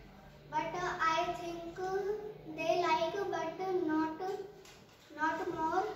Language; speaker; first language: English; non-native, learner; Hindi